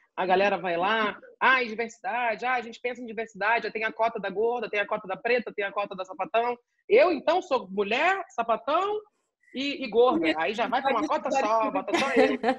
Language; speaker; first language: Portuguese; native; Portuguese